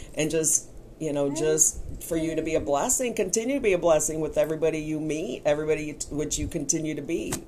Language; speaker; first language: English; native; English